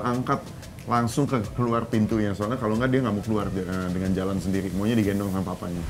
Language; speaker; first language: Indonesian; native; Indonesian